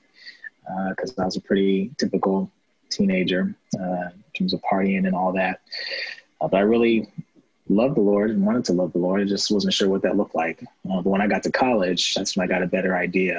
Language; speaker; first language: English; native; English